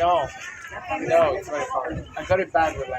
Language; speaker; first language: English; non-native, fluent; Slovenian